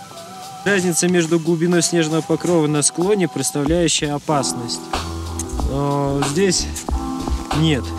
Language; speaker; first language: Russian; native; Russian